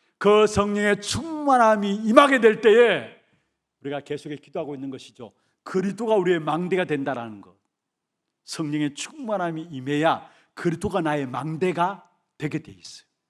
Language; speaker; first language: Korean; native; Korean